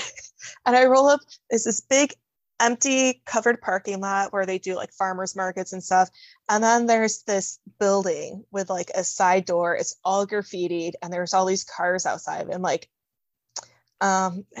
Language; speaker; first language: English; native; English